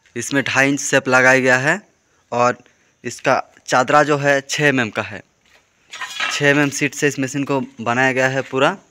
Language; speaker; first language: Hindi; non-native, local second language; Bangla